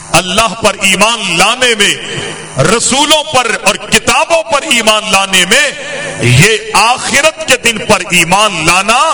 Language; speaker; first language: Urdu; native; Urdu